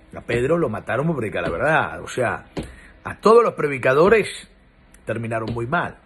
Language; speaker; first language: Spanish; non-native, fluent; Persian